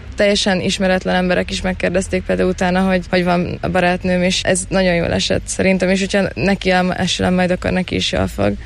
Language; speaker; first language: Hungarian; early bilingual, heritage; Hungarian